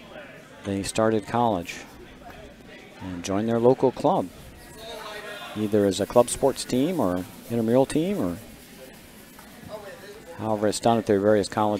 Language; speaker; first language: English; native; English